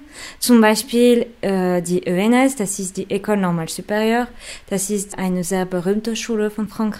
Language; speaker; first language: German; non-native, fluent; French